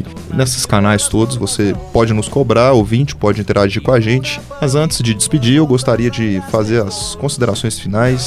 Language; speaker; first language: Portuguese; native; Portuguese